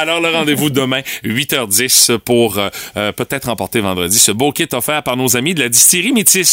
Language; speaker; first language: French; native; French